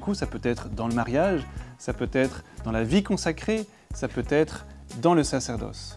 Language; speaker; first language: French; native; French